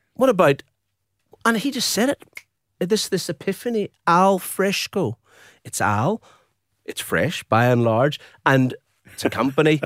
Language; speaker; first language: English; native; English